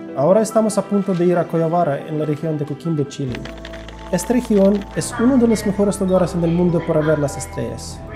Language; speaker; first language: Spanish; non-native, fluent; Russian